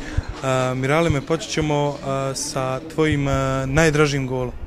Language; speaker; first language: Croatian; native; Croatian